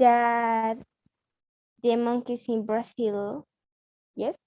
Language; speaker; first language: English; non-native, learner; Spanish